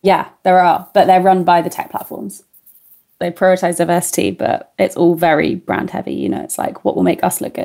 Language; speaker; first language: English; native; English